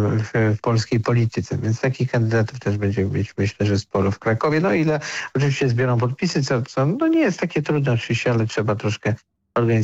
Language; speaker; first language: Polish; native; Polish